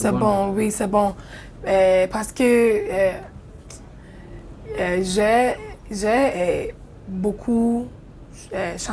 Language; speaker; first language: French; non-native, learner; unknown